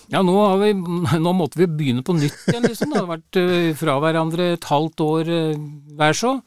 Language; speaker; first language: Norwegian; native; Norwegian